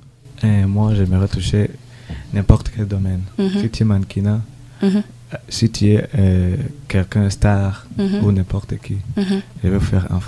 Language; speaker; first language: French; non-native, learner; Rundi